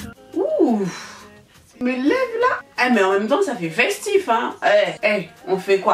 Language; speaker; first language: French; native; French